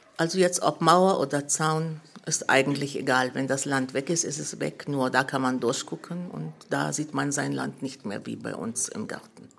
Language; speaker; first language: German; early bilingual, other home language; Arabic